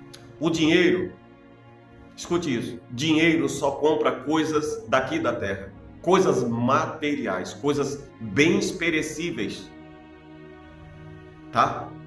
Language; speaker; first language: Portuguese; native; Portuguese